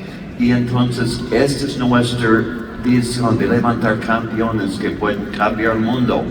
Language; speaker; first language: Spanish; non-native, learner; English